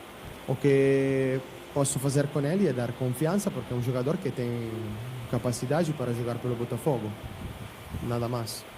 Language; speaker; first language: Portuguese; non-native, fluent; Italian